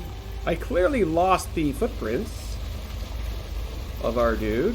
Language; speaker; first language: English; native; English